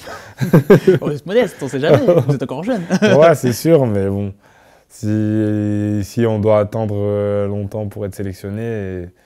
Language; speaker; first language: French; native; French